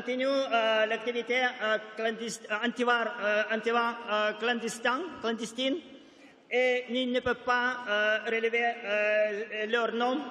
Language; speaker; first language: French; non-native, fluent; Russian